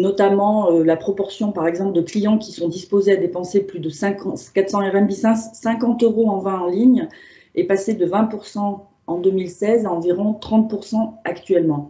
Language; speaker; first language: French; native; French